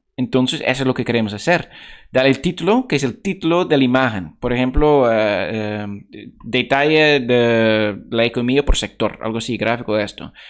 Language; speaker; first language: Spanish; non-native, fluent; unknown